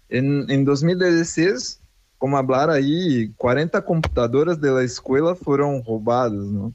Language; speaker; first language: Spanish; non-native, fluent; Portuguese